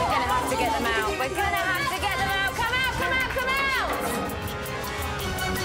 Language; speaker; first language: English; native; English